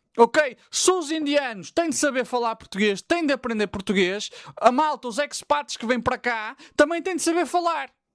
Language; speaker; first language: Portuguese; native; Portuguese